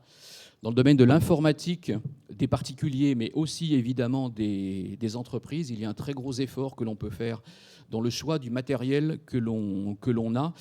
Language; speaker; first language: French; native; French